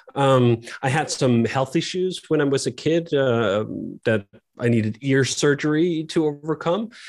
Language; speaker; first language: English; non-native, fluent; Danish